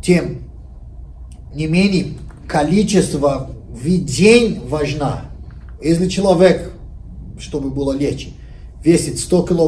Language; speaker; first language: Russian; non-native, fluent; Portuguese